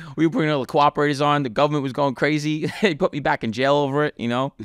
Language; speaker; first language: English; native; English